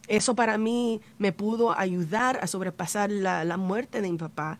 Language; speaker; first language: Spanish; early bilingual, heritage; Spanish